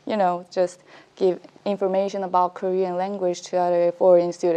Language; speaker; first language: English; non-native, fluent; Korean